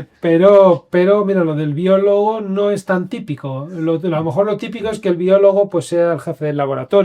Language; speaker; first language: Spanish; native; Spanish